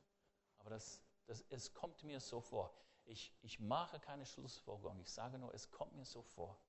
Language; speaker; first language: German; non-native, fluent; English